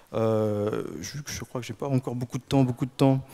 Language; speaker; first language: French; native; French